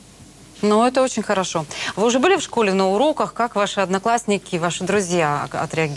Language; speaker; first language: Russian; native; Russian